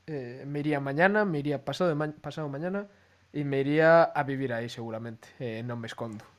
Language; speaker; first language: Spanish; native; Spanish